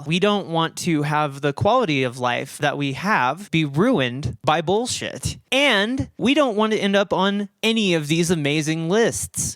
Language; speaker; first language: English; native; English